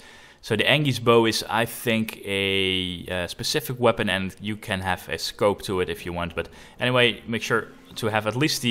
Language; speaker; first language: English; non-native, fluent; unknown